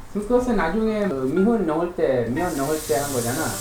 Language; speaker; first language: Korean; non-native, fluent; Malay